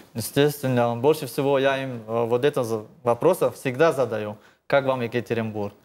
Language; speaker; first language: Russian; non-native, learner; Tajik